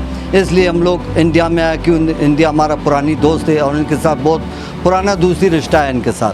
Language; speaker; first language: Hindi; non-native, learner; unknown